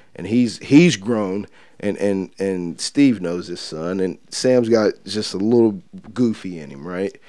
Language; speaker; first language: English; native; English